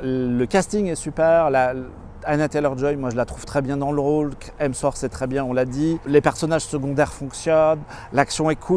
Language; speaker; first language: French; native; French